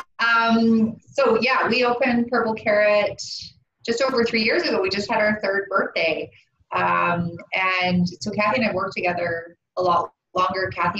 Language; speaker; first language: English; native; English